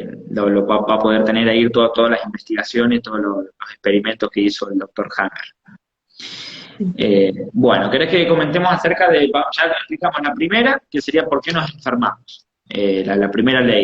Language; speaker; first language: Spanish; native; Spanish